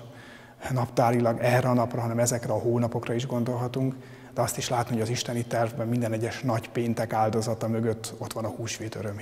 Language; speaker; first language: Hungarian; native; Hungarian